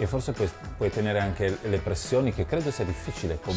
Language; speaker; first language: Italian; native; Italian